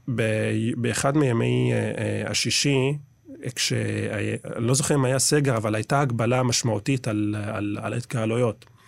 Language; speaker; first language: Hebrew; non-native, local second language; Arabic